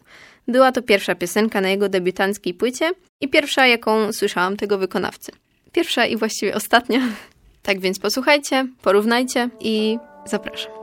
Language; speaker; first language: Polish; native; Polish